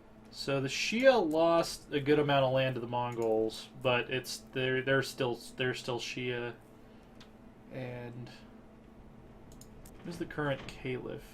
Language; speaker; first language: English; native; English